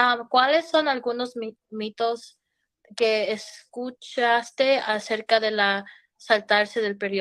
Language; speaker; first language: Spanish; early bilingual, heritage; Spanish